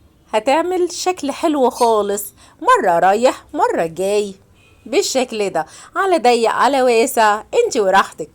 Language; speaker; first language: Arabic; native; Arabic